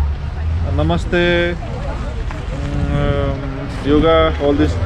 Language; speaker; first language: Hindi; non-native, local second language; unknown